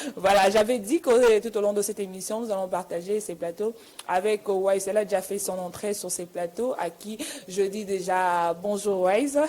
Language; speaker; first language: French; non-native, local second language; Lingala